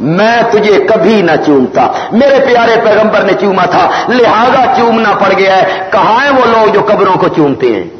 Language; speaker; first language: Urdu; non-native, local second language; Punjabi